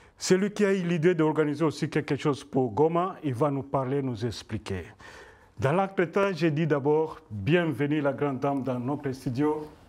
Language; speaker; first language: French; non-native, local second language; Swahili